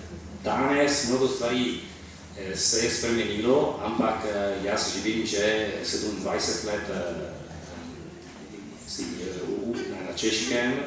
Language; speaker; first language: Slovenian; non-native, fluent; Italian